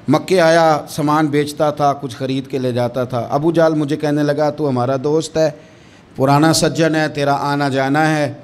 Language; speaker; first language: Urdu; non-native, local second language; Punjabi